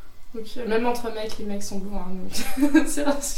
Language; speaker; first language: French; native; French